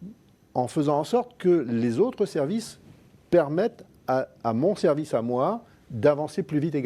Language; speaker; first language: French; native; French